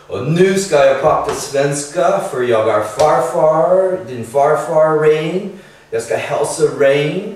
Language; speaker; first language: Swedish; non-native, fluent; English